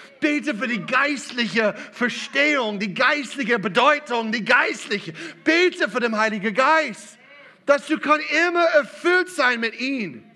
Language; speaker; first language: German; non-native, learner; English